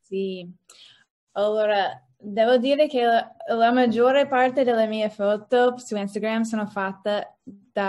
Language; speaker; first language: Italian; non-native, learner; English